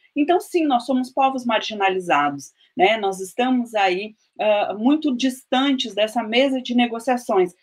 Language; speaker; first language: Portuguese; native; Portuguese